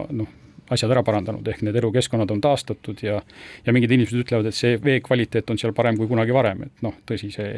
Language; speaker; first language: Estonian; native; Estonian